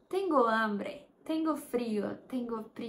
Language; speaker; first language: Spanish; non-native, fluent; Portuguese